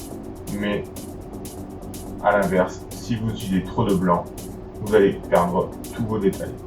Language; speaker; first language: French; native; French